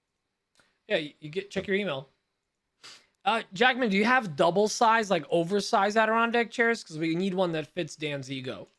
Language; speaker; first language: English; native; English